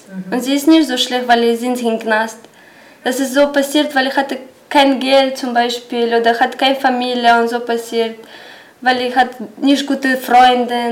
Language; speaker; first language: German; non-native, learner; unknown